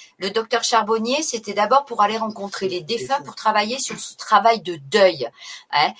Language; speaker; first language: French; native; French